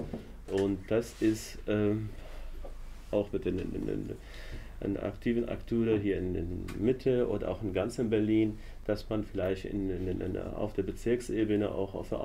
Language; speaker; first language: German; non-native, learner; Arabic